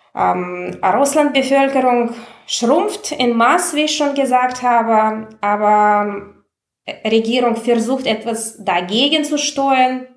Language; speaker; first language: German; non-native, fluent; Russian